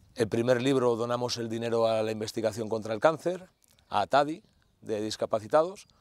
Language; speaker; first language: Spanish; native; Spanish